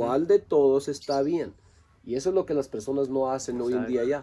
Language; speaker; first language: Spanish; non-native, local second language; Low German